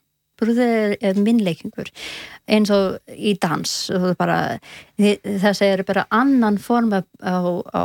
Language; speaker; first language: Icelandic; non-native, learner; English